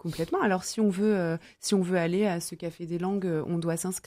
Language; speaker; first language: French; native; French